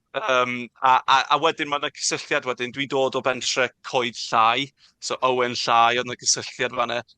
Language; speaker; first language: Welsh; non-native, local second language; English